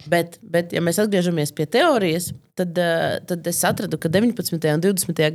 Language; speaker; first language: Latvian; non-native, local second language; Russian